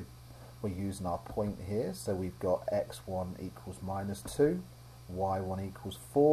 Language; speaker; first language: English; native; English